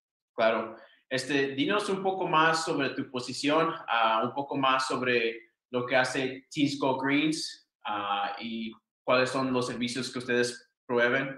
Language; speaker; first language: Spanish; early bilingual, other home language; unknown